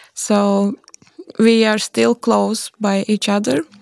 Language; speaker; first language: English; non-native, learner; Latvian